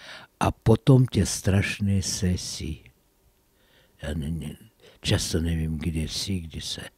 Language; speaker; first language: Czech; non-native, fluent; Russian